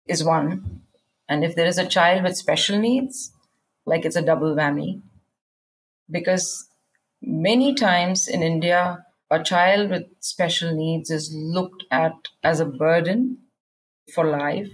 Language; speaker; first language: English; non-native, local second language; Kannada